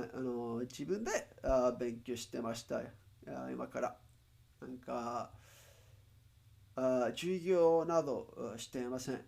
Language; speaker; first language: Japanese; non-native, learner; Spanish